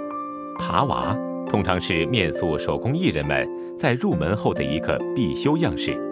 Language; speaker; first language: Chinese; native; Chinese